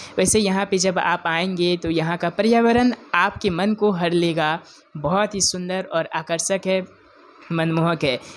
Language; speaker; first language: Hindi; non-native, local second language; Odia